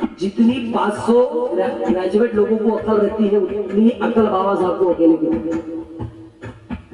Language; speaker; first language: Hindi; non-native, local second language; Marathi